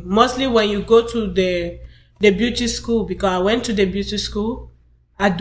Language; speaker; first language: English; non-native, local second language; French